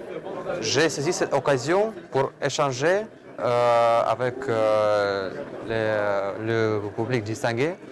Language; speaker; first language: French; non-native, fluent; Russian